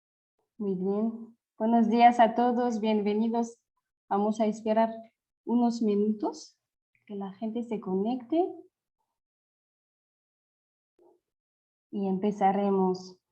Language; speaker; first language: Spanish; non-native, fluent; French